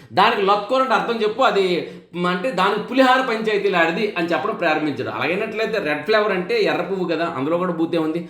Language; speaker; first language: Telugu; native; Telugu